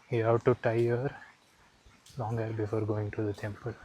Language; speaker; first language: English; non-native, local second language; Tamil